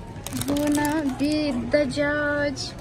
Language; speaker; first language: Arabic; non-native, fluent; Ukrainian